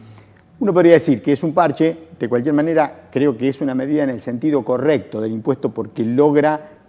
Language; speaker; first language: Spanish; native; Spanish